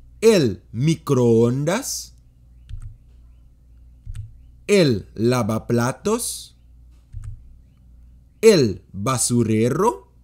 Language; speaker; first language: Spanish; non-native, fluent; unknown